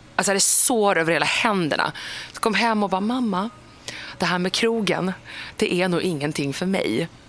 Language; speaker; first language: Swedish; native; Swedish